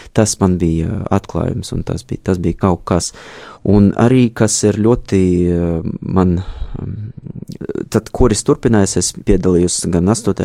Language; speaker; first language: Latvian; non-native, fluent; Russian